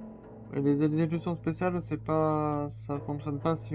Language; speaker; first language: French; native; French